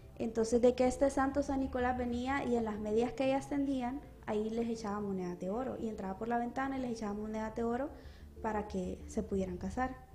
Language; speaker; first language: Spanish; native; Spanish